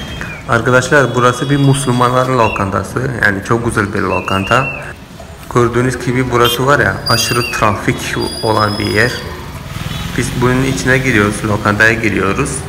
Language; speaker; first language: Turkish; non-native, fluent; Malayalam